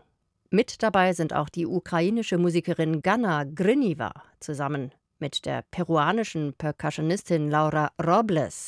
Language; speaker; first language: German; native; German